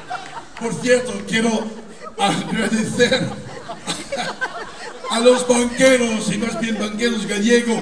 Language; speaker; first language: Spanish; non-native, fluent; Italian